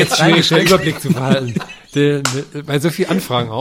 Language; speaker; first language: German; native; German